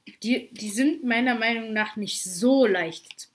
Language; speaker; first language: German; early bilingual, other home language; Russian